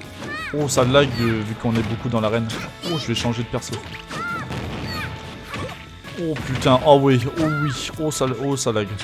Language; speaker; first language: French; native; French